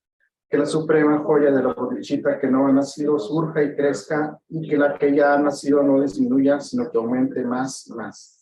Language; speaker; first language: Spanish; native; Spanish